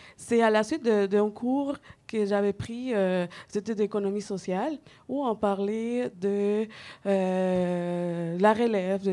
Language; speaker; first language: French; non-native, fluent; Spanish